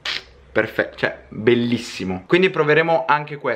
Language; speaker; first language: Italian; native; Italian